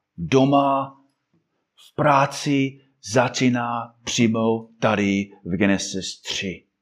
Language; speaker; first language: Czech; non-native, fluent; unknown